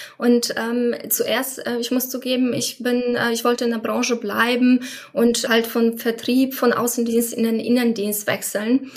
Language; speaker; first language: German; non-native, fluent; Polish